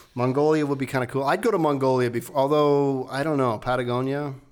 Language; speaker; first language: English; native; English